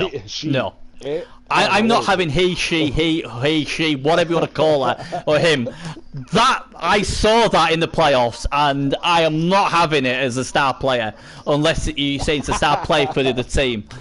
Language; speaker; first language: English; native; English